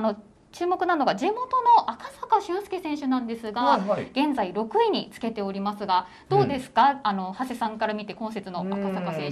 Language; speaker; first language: Japanese; native; Japanese